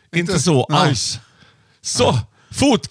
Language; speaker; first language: Swedish; native; Swedish